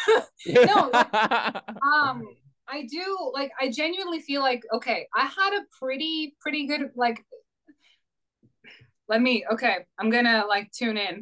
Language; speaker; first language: English; non-native, fluent; Croatian